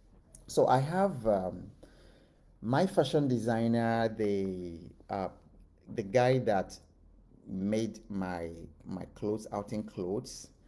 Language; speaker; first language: English; non-native, local second language; Igbo